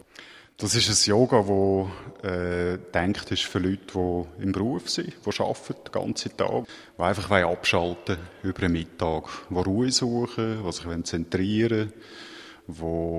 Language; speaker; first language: German; native; German